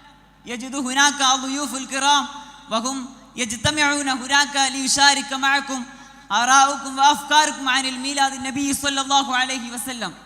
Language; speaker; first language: Arabic; non-native, learner; Malayalam